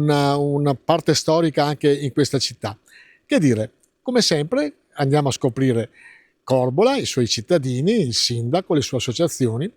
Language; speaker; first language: Italian; native; Italian